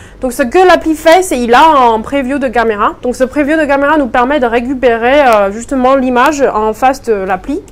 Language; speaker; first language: French; non-native, fluent; Chinese